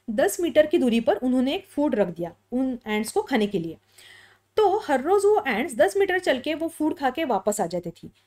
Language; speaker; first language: Hindi; non-native, local second language; Marathi